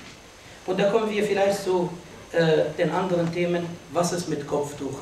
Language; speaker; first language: German; non-native, fluent; Arabic